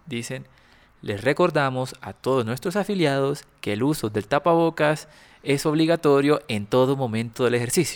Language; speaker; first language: Spanish; native; Spanish